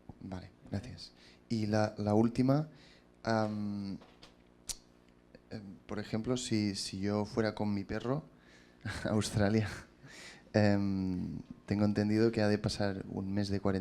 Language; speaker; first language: Spanish; non-native, local second language; Catalan